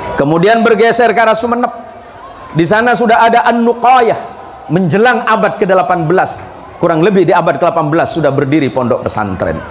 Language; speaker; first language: Indonesian; non-native, local second language; Madurese